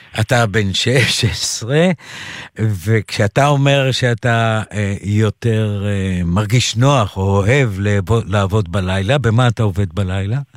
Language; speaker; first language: Hebrew; native; Hebrew